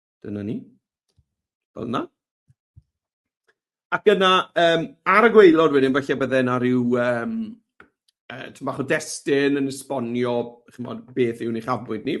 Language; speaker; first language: Welsh; native; Welsh